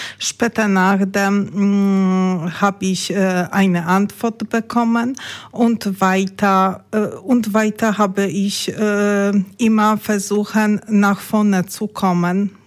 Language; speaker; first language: German; non-native, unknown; Polish